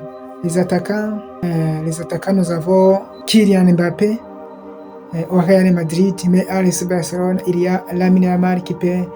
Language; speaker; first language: French; non-native, local second language; Kinyarwanda